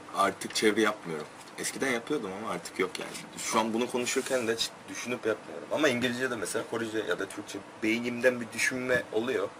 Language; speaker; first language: Turkish; non-native, fluent; Korean